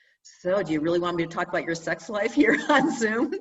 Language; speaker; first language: English; native; English